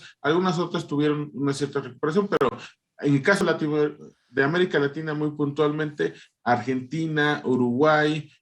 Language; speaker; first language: Spanish; native; Spanish